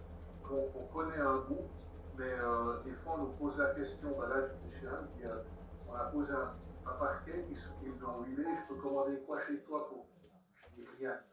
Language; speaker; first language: French; native; French